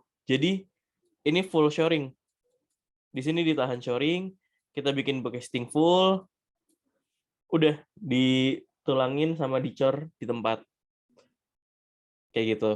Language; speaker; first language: Indonesian; native; Indonesian